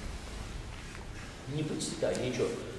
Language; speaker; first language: Russian; native; Russian